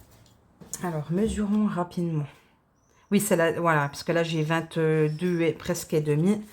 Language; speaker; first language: French; native; French